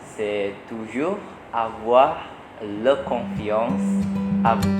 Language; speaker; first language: French; non-native, learner; Indonesian